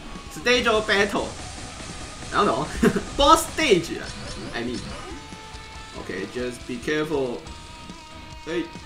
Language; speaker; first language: English; non-native, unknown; Chinese